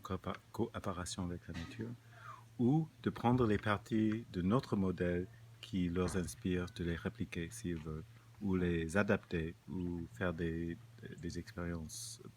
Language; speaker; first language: French; non-native, fluent; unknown